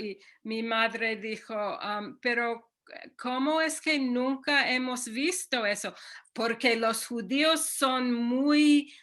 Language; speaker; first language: Spanish; non-native, fluent; English